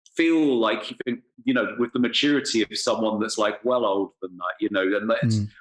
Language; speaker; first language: English; native; English